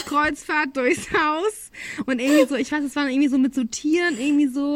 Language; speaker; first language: German; native; German